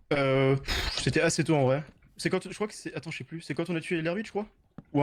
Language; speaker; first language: French; native; French